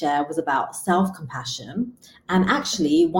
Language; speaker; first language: English; native; English